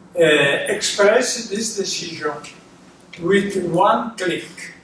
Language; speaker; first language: English; non-native, fluent; Italian